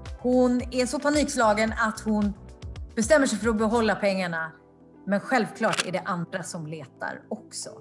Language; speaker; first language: Swedish; native; Swedish